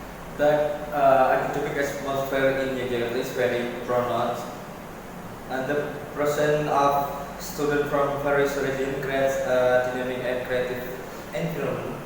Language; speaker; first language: English; non-native, learner; Indonesian